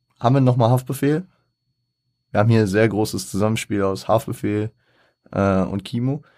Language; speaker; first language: German; native; German